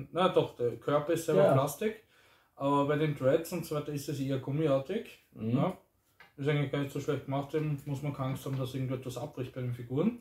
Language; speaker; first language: German; native; German